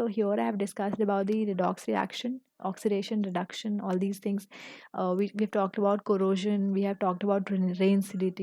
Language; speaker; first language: English; non-native, local second language; Hindi